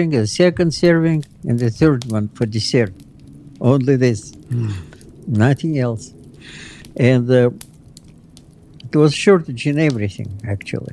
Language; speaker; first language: English; non-native, fluent; Russian